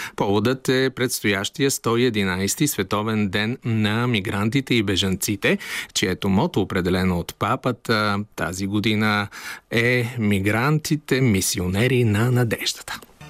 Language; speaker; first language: Bulgarian; native; Bulgarian